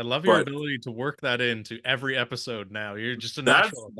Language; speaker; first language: English; native; English